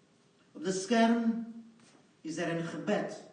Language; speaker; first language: Dutch; non-native, fluent; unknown